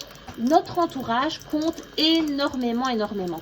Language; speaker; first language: French; native; French